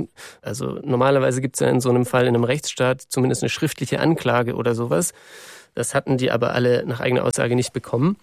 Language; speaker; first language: German; native; German